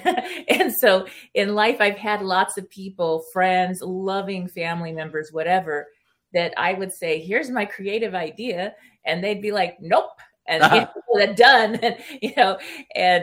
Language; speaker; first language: English; early bilingual, other home language; Spanish